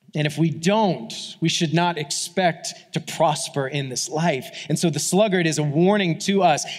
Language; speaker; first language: English; native; English